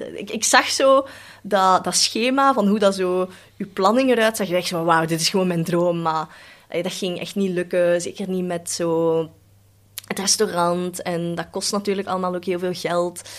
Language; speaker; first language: Dutch; early bilingual, other home language; Cantonese